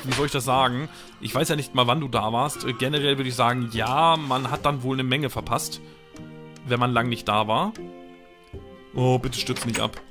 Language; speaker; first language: German; native; German